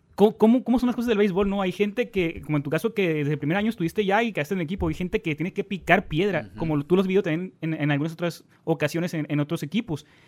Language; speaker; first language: Spanish; native; Spanish